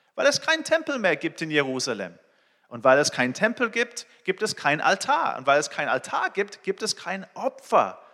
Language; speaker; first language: German; non-native, fluent; English